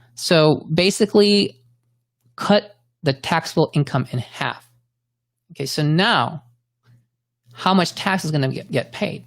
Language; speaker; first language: English; native; English